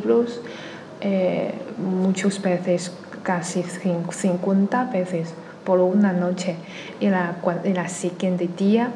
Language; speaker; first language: Spanish; non-native, learner; Chinese